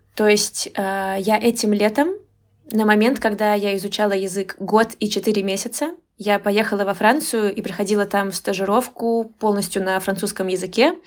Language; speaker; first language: Russian; native; Russian